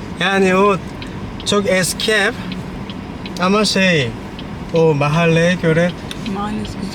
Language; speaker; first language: Turkish; non-native, learner; Korean